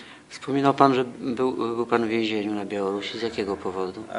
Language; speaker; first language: Polish; non-native, fluent; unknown